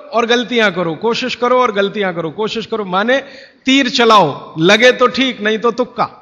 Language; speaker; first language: Hindi; native; Hindi